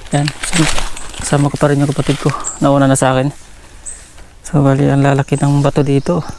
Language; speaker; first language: Filipino; native; Filipino